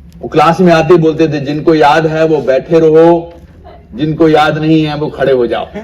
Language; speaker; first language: Hindi; native; Hindi